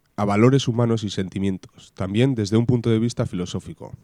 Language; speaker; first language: Spanish; non-native, local second language; Basque